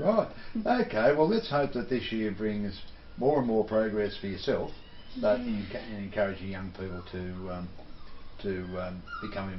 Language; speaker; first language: English; native; English